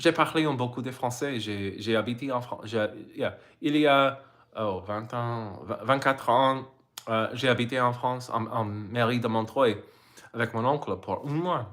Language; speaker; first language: French; non-native, learner; English